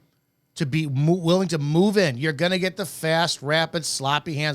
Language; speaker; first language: English; native; English